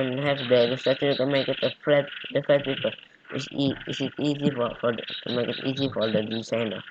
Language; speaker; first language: English; non-native, learner; Indonesian